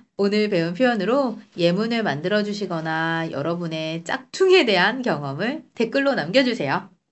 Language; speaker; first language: Korean; native; Korean